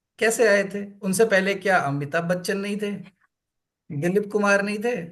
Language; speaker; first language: Hindi; native; Hindi